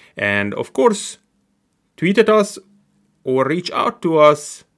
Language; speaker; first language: English; non-native, fluent; Hungarian